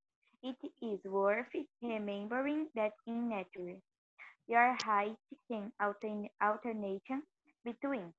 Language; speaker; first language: English; non-native, learner; Portuguese